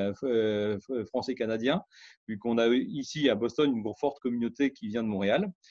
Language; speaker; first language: French; native; French